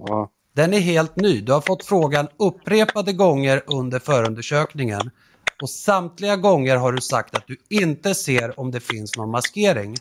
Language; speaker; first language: Swedish; native; Swedish